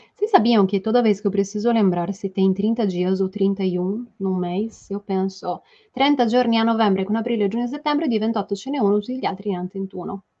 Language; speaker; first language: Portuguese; non-native, fluent; Italian